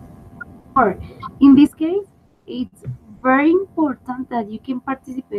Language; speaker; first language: English; non-native, fluent; Spanish